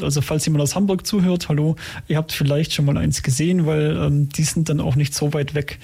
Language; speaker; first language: German; native; German